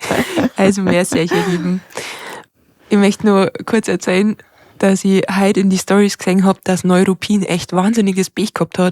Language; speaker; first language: German; native; German